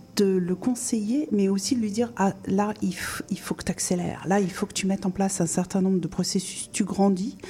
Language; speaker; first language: French; native; French